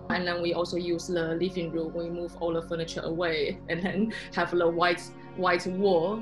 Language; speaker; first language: English; non-native, fluent; Chinese